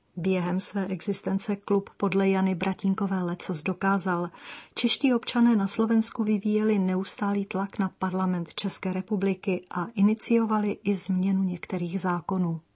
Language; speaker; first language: Czech; native; Czech